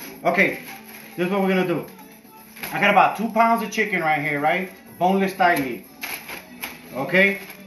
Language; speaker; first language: English; early bilingual, other home language; Spanish